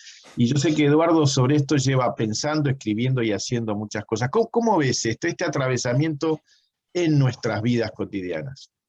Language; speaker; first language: Spanish; native; Spanish